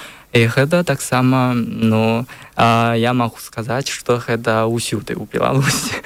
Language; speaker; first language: Belarusian; non-native, learner; Chinese